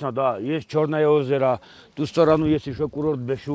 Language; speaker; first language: Russian; non-native, fluent; Georgian